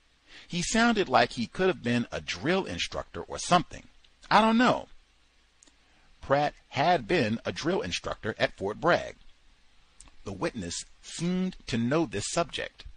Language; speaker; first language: English; native; English